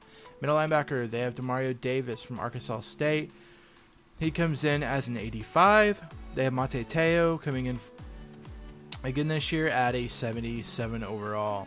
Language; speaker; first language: English; native; English